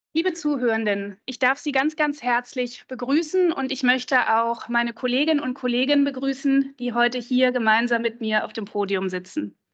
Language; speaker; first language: German; native; German